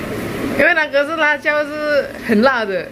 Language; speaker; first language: Chinese; non-native, learner; Indonesian